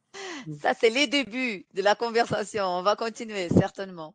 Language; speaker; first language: French; non-native, fluent; Portuguese